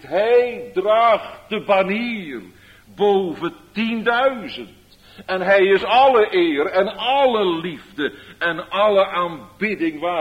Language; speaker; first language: Dutch; native; Dutch